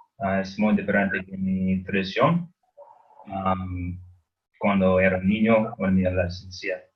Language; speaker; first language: Spanish; non-native, learner; English